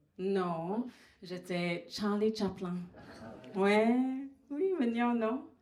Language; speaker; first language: French; non-native, fluent; English